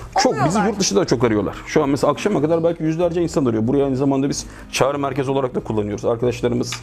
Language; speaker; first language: Turkish; native; Turkish